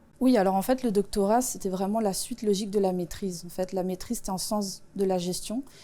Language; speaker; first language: French; non-native, local second language; Swiss German